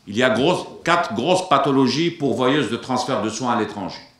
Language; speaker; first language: French; non-native, local second language; Arabic